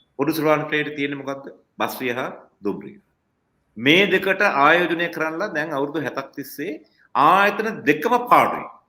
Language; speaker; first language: Sinhala; non-native, local second language; Tamil